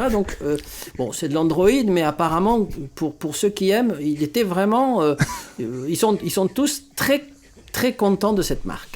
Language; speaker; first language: French; native; French